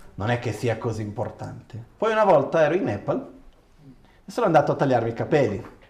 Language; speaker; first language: Italian; non-native, fluent; Portuguese